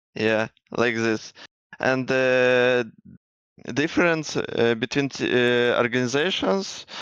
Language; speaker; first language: English; non-native, learner; Russian